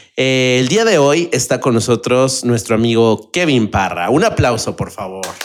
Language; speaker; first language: Spanish; native; Spanish